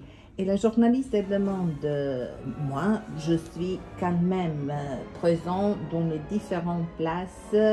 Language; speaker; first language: French; non-native, learner; Serbian